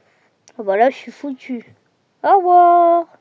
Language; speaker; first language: French; native; French